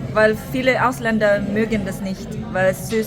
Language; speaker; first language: German; non-native, learner; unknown